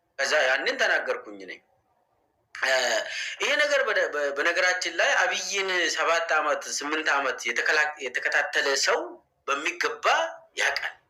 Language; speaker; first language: Amharic; non-native, local second language; Oromo